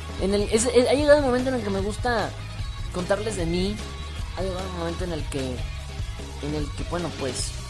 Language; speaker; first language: Spanish; native; Spanish